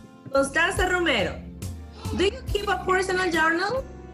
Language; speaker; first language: English; non-native, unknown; Spanish